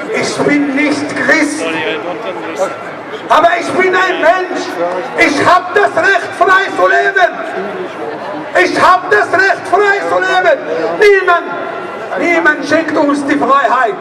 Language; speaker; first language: German; non-native, learner; Arabic